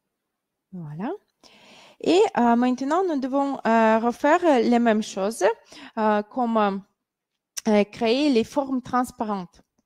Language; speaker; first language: French; non-native, fluent; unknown